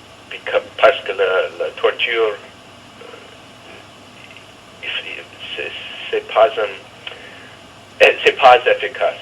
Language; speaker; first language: French; non-native, learner; English